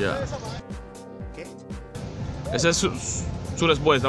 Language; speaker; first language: Spanish; native; Spanish